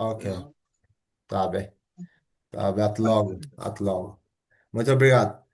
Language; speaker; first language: Portuguese; non-native, learner; Bangla